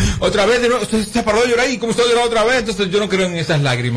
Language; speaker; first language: Spanish; native; Spanish